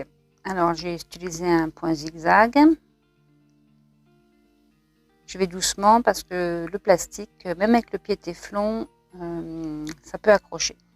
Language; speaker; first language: French; native; French